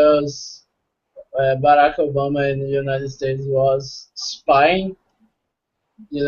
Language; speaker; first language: English; non-native, fluent; Portuguese